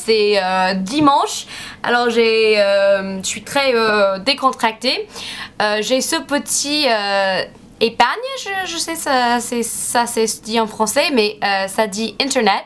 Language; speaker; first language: French; non-native, learner; English